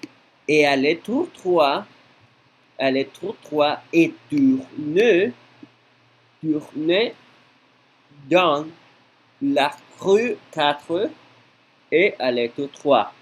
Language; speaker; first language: French; non-native, learner; Spanish